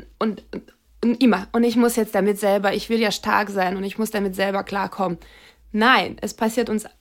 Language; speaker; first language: German; non-native, fluent; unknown